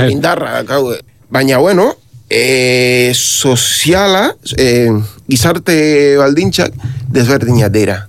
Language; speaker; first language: Basque; non-native, learner; Spanish